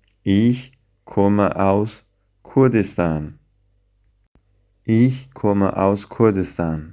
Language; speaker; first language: German; non-native, fluent; Central Kurdish